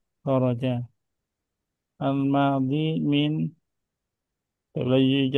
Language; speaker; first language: Arabic; non-native, fluent; Indonesian